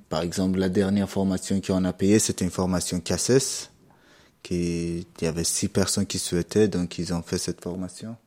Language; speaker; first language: French; non-native, fluent; Persian